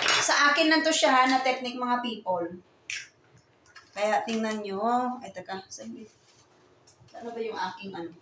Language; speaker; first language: Filipino; native; Filipino